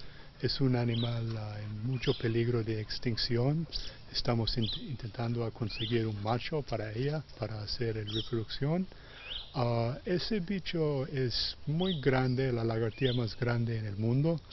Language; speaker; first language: Spanish; non-native, fluent; English